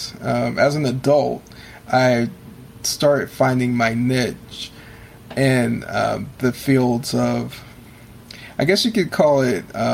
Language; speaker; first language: English; native; English